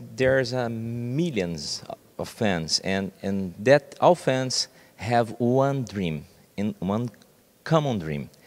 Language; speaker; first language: English; non-native, learner; Portuguese